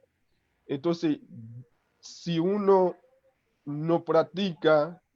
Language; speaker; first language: Spanish; non-native, local second language; Haitian Creole